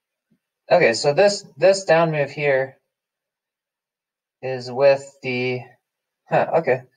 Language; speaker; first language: English; native; English